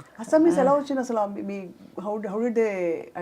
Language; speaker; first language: Telugu; native; Telugu